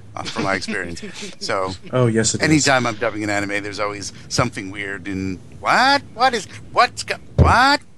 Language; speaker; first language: English; native; English